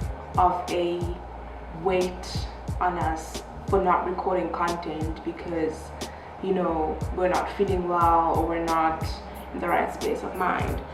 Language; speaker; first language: English; non-native, local second language; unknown